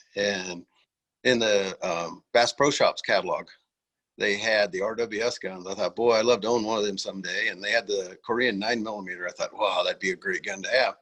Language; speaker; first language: English; native; English